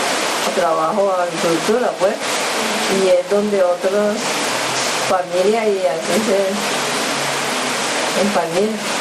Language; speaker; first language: Spanish; early bilingual, other home language; Japanese